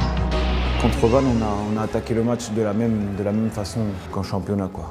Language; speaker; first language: French; native; French